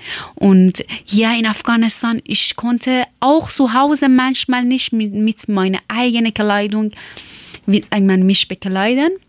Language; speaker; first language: German; non-native, learner; Persian